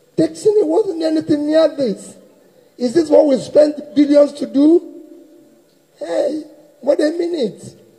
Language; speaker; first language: English; native; English